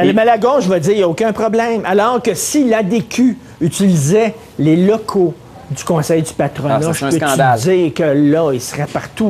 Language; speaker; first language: French; native; French